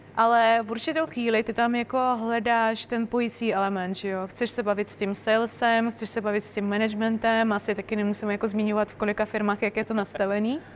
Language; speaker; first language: Czech; non-native, fluent; Russian